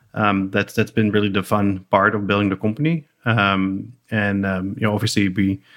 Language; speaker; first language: English; non-native, fluent; Dutch